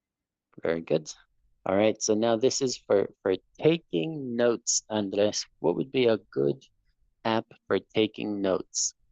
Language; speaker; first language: English; non-native, fluent; Spanish